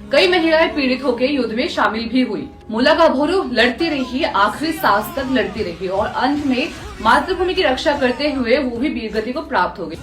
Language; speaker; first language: Hindi; non-native, local second language; Assamese